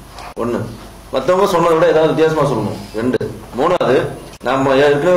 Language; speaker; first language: Tamil; native; Tamil